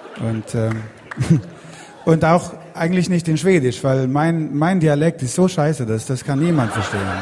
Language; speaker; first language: German; non-native, fluent; Swedish